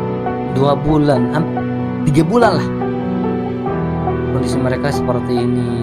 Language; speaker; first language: Indonesian; native; Indonesian